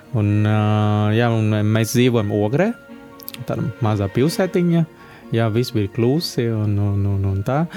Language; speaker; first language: Latvian; non-native, fluent; Vietnamese